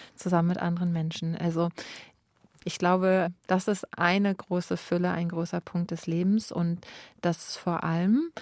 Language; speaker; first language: German; native; German